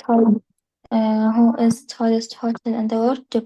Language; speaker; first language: English; non-native, learner; Arabic